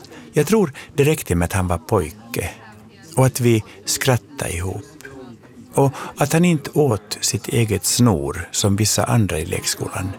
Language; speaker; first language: Swedish; native; Swedish